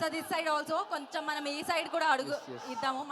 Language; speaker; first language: Telugu; native; Telugu